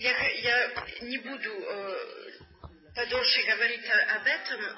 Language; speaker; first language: Russian; non-native, learner; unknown